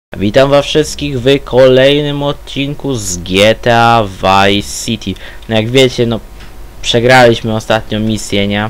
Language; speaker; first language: Polish; native; Polish